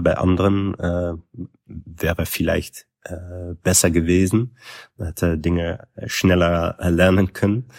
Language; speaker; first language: German; non-native, fluent; Dutch